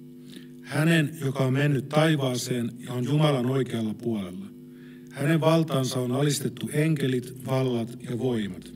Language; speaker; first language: Finnish; native; Finnish